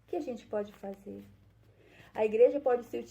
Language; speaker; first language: Portuguese; native; Portuguese